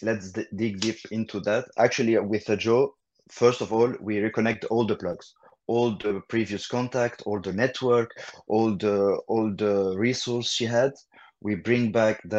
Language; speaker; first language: English; non-native, fluent; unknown